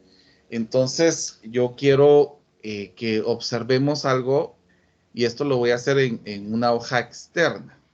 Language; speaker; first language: Spanish; native; Spanish